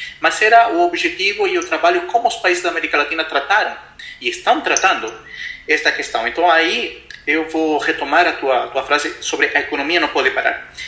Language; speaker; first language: Portuguese; non-native, fluent; Spanish